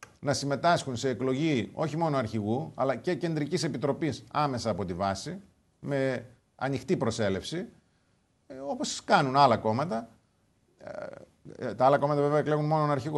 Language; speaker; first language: Greek; native; Greek